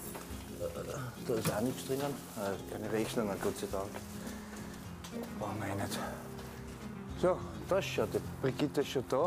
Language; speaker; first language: German; native; German